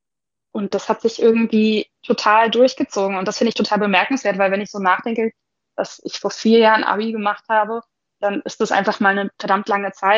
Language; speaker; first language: German; native; German